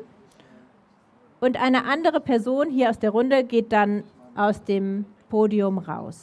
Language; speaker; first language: German; native; German